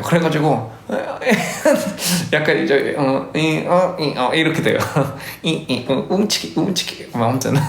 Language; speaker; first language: Korean; early bilingual, heritage; English